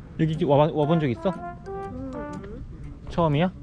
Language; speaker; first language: Korean; non-native, fluent; Japanese